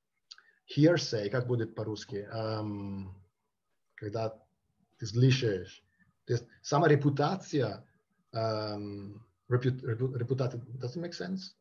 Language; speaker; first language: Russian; non-native, fluent; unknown